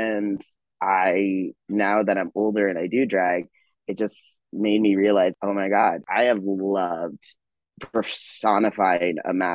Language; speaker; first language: English; native; English